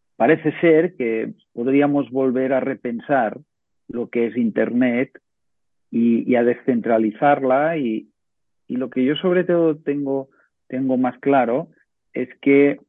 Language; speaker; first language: Spanish; native; Spanish